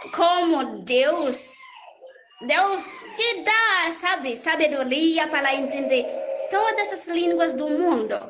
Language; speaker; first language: Portuguese; non-native, learner; Haitian Creole